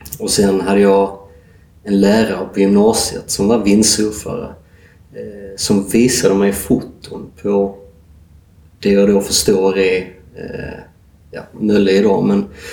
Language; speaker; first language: Swedish; native; Swedish